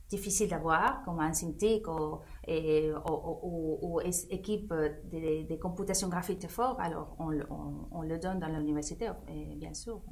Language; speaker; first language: French; non-native, fluent; Spanish